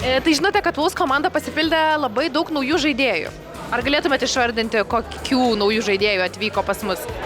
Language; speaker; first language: Lithuanian; native; Lithuanian